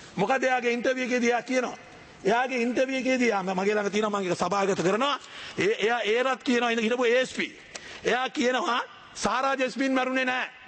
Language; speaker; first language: Sinhala; non-native, local second language; Tamil